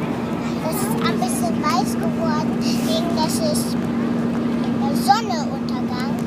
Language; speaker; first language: German; non-native, learner; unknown